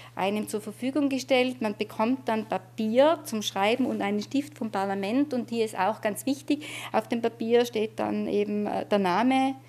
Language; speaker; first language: German; native; German